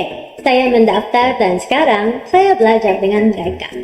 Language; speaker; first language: Indonesian; non-native, learner; Filipino